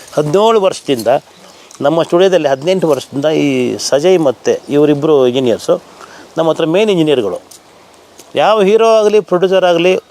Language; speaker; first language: Kannada; native; Kannada